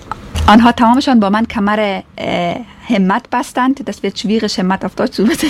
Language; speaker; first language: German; non-native, fluent; Persian